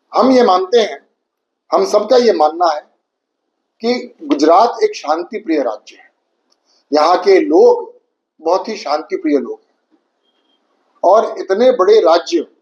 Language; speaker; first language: Hindi; native; Hindi